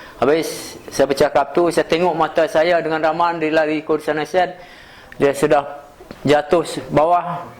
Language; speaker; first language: Malay; non-native, local second language; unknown